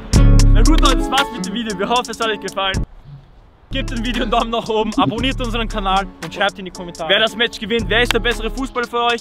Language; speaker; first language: German; native; German